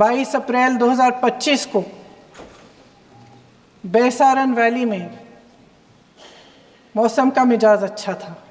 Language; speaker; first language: Hindi; native; Hindi